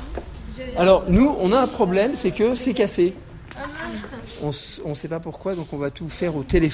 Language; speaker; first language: French; native; French